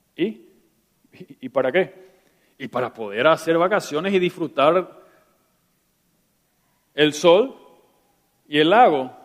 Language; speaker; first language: Spanish; non-native, local second language; German